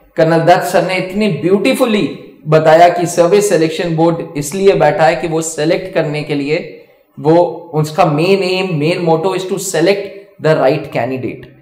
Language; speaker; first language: Hindi; native; Hindi